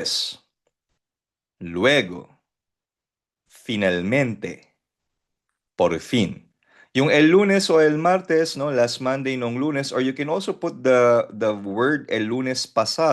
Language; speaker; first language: Spanish; non-native, fluent; Filipino